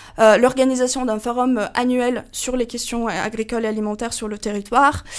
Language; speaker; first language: French; non-native, fluent; Portuguese